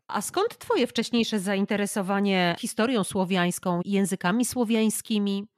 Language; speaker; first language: Polish; native; Polish